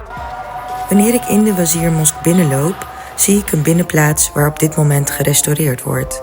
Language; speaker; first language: Dutch; early bilingual, other home language; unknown